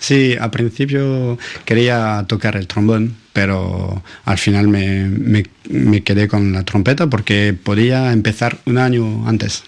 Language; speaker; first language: Spanish; non-native, fluent; French